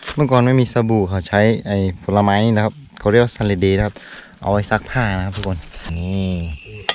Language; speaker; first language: Thai; non-native, local second language; Karen languages